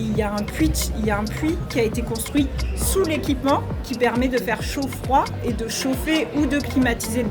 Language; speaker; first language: French; native; French